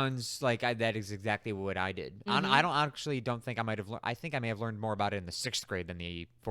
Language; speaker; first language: English; native; English